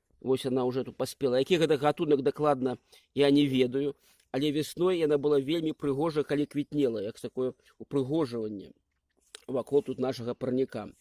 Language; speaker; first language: Belarusian; native; Belarusian